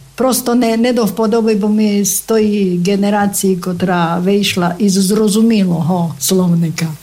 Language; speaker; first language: Ukrainian; native; Ukrainian